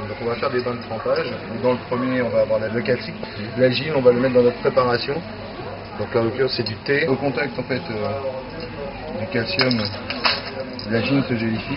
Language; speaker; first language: French; native; French